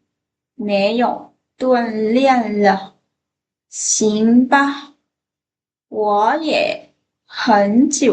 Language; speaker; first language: Chinese; non-native, fluent; Lao